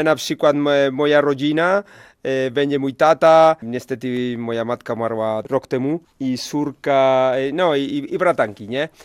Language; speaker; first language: Polish; non-native, learner; Spanish